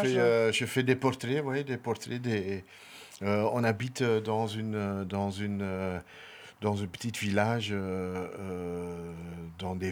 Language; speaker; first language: French; non-native, local second language; Dutch